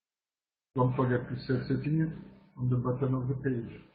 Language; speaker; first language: English; non-native, learner; French